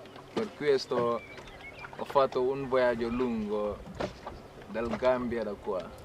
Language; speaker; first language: Italian; non-native, learner; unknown